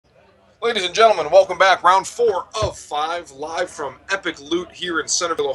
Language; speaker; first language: English; native; English